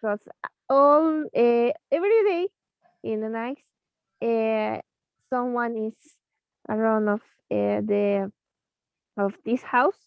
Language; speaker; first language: English; non-native, learner; Spanish